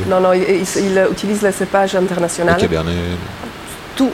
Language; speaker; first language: French; non-native, fluent; Czech